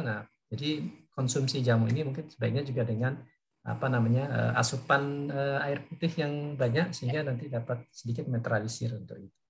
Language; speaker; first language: Indonesian; native; Indonesian